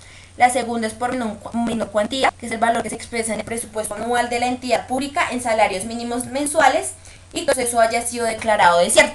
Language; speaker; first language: Spanish; native; Spanish